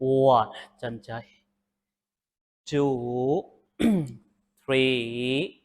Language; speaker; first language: Vietnamese; non-native, learner; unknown